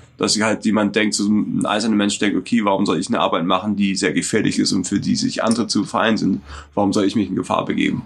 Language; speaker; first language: German; native; German